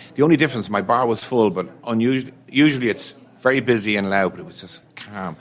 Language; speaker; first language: English; native; English